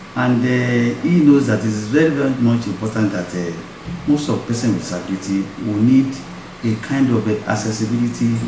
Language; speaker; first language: English; non-native, local second language; Yoruba